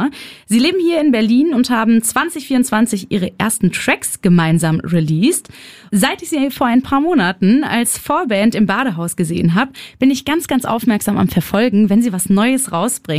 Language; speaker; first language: German; native; German